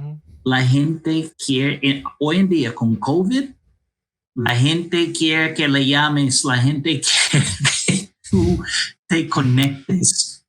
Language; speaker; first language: Spanish; non-native, fluent; English